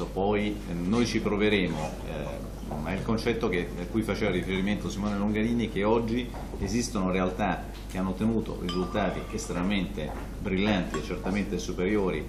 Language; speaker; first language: Italian; native; Italian